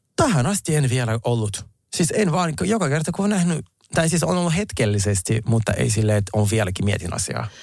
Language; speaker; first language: Finnish; native; Finnish